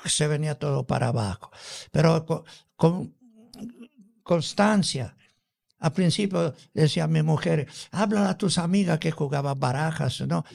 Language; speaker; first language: Spanish; non-native, fluent; Italian